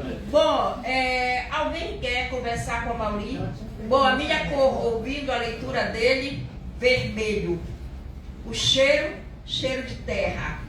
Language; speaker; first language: Portuguese; native; Portuguese